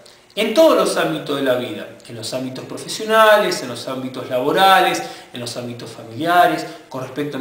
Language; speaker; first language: Spanish; native; Spanish